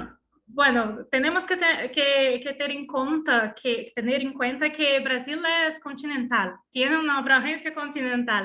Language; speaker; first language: Spanish; non-native, learner; Portuguese